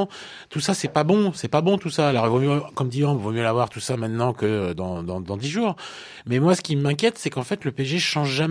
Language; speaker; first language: French; native; French